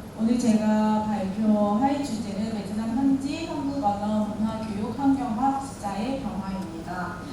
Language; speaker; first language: Korean; non-native, fluent; Vietnamese